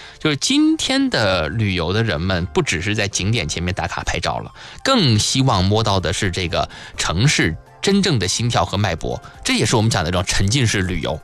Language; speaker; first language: Chinese; native; Chinese